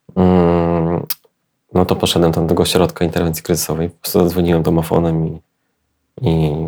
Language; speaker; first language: Polish; native; Polish